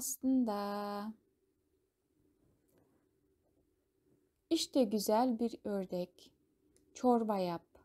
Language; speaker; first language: Turkish; non-native, fluent; Kazakh